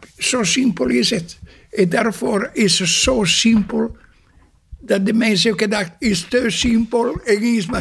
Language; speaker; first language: Dutch; non-native, fluent; Italian